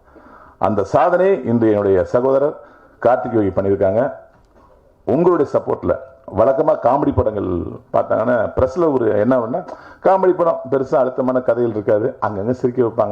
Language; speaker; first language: Tamil; native; Tamil